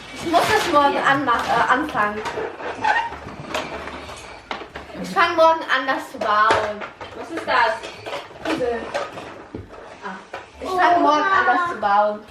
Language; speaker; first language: German; early bilingual, other home language; Filipino